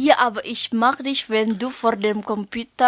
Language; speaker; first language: German; non-native, learner; Indonesian